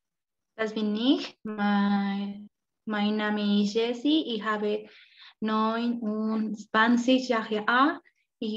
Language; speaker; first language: German; non-native, learner; Spanish